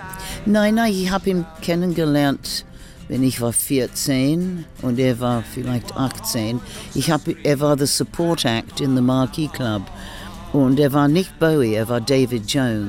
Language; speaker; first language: German; non-native, learner; English